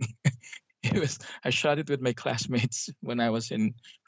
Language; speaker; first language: English; non-native, local second language; Hiligaynon